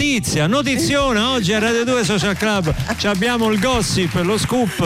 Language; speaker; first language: Italian; native; Italian